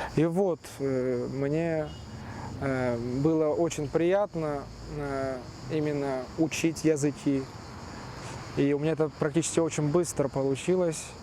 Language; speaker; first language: Russian; early bilingual, other home language; Turkish